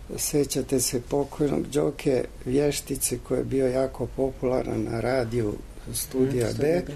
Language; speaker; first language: Serbian; native; Serbian